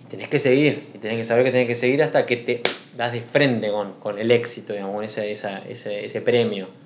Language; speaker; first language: Spanish; native; Spanish